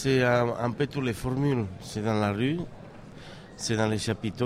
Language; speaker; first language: French; non-native, fluent; Catalan